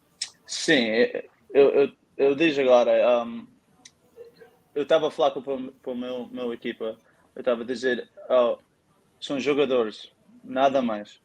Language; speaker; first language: Portuguese; early bilingual, heritage; Portuguese